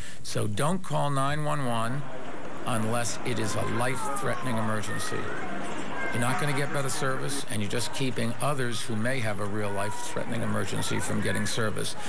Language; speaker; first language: English; native; English